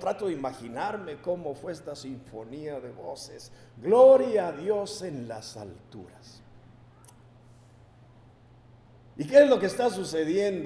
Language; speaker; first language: Spanish; native; Spanish